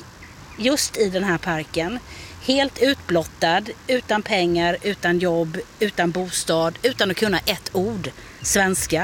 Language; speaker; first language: Swedish; native; Swedish